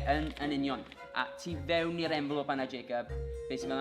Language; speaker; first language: Welsh; native; Welsh